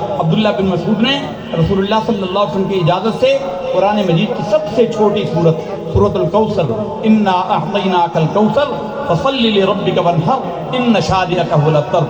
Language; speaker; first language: Urdu; non-native, local second language; Punjabi